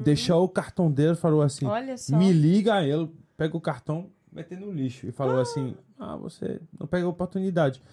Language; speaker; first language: Portuguese; non-native, fluent; French